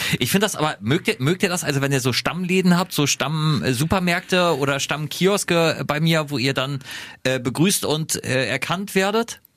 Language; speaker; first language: German; native; German